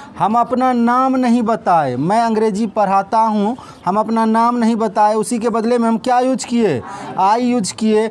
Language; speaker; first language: Hindi; native; Hindi